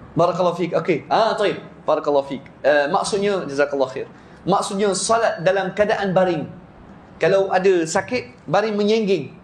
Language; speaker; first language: Malay; non-native, fluent; Arabic